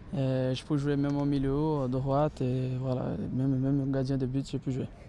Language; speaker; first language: French; non-native, learner; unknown